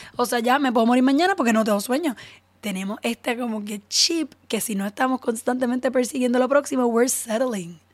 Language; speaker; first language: Spanish; early bilingual, heritage; Spanish